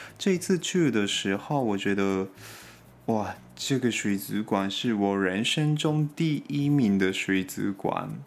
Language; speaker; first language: Chinese; non-native, fluent; Japanese